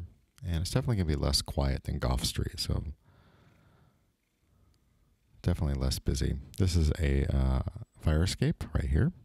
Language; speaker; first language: English; native; English